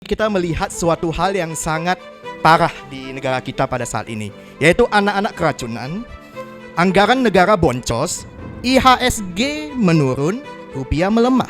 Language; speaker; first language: Indonesian; native; Indonesian